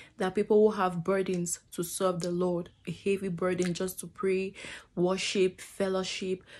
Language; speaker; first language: English; non-native, fluent; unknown